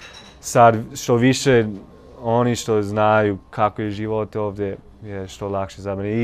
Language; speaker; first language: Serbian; non-native, learner; English